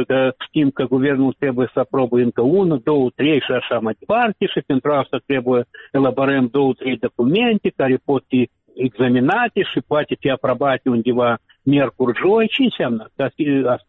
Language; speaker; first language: Romanian; non-native, local second language; Russian